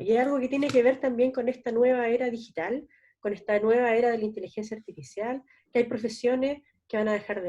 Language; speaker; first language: Spanish; native; Spanish